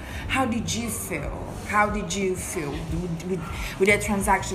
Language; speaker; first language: English; non-native, fluent; Seselwa Creole French